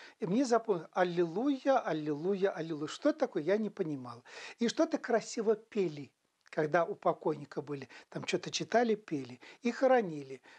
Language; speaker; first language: Russian; non-native, local second language; Chuvash